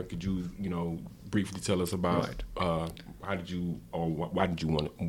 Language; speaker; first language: English; native; English